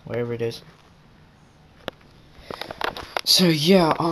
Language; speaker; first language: English; native; English